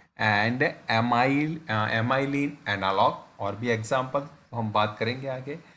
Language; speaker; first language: Hindi; non-native, local second language; Gujarati